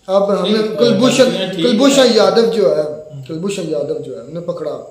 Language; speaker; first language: Urdu; native; Urdu